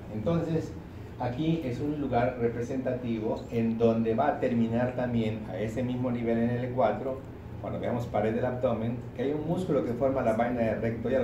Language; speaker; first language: Spanish; native; Spanish